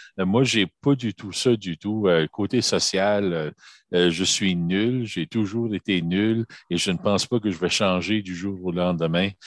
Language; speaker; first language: French; native; French